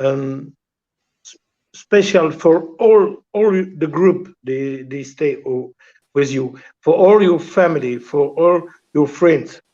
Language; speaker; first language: English; non-native, learner; French